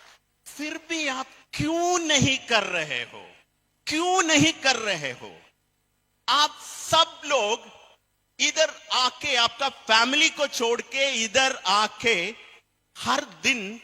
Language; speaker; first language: Hindi; non-native, fluent; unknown